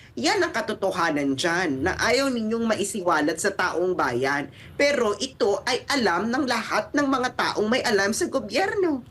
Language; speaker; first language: Filipino; native; Filipino